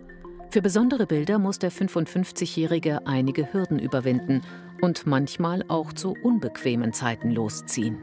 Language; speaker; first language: German; native; German